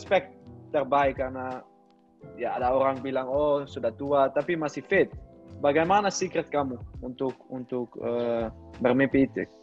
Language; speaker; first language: Indonesian; non-native, learner; Dutch